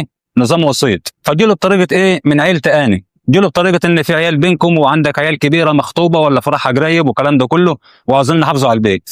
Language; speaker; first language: Arabic; native; Arabic